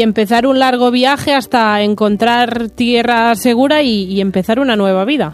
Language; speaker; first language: Spanish; non-native, local second language; Catalan